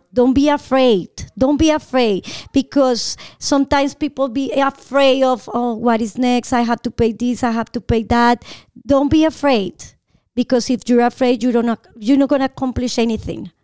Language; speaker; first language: English; non-native, learner; Spanish